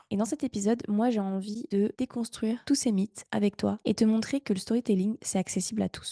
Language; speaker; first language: French; native; French